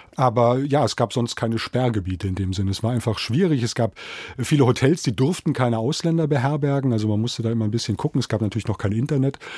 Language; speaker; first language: German; native; German